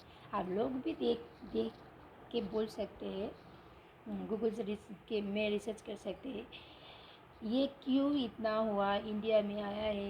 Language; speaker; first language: Hindi; non-native, local second language; Bangla